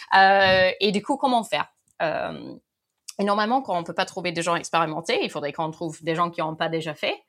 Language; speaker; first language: French; non-native, fluent; English